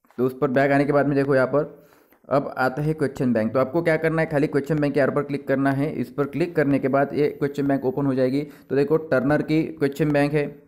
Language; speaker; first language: Hindi; non-native, local second language; Marathi